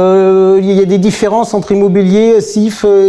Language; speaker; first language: French; native; French